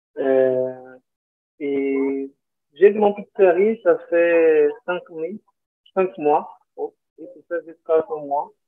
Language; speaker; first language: French; non-native, learner; Portuguese